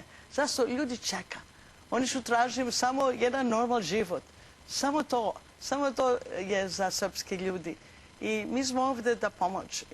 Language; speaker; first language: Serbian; non-native, learner; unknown